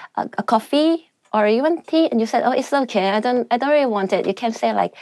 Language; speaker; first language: English; non-native, fluent; Thai